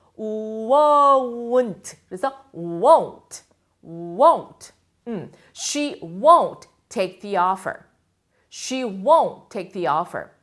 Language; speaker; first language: English; non-native, fluent; Korean